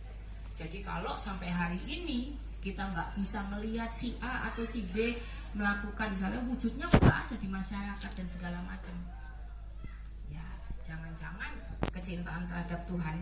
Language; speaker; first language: Indonesian; native; Indonesian